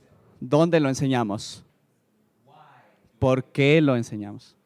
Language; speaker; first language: Spanish; native; Spanish